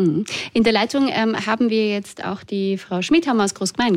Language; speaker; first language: German; native; German